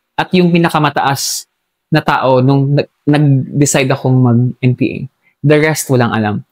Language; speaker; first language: Filipino; non-native, local second language; Hiligaynon